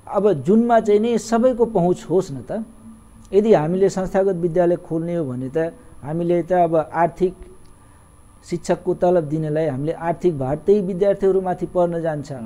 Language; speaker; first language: Nepali; non-native, local second language; Awadhi